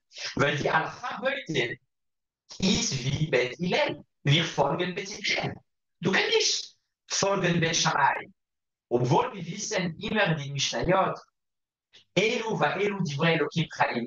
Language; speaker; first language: German; non-native, fluent; Hebrew